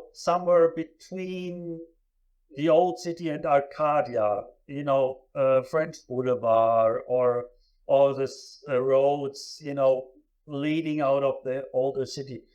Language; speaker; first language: English; non-native, fluent; German